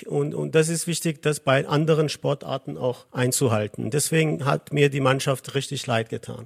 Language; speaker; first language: German; non-native, fluent; Azerbaijani